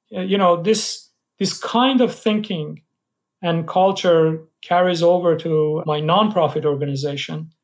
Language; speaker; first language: English; non-native, fluent; Persian